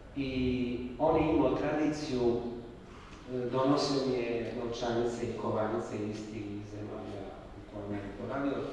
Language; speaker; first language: Serbian; non-native, fluent; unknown